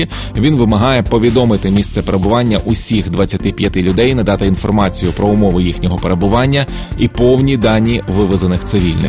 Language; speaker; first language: Ukrainian; native; Ukrainian